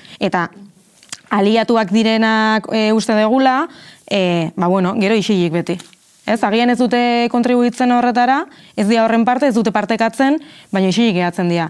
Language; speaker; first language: Basque; native; Basque